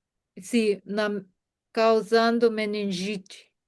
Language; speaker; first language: Portuguese; non-native, fluent; German